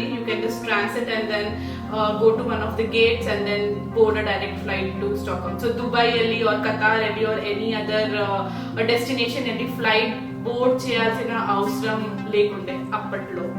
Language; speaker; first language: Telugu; non-native, local second language; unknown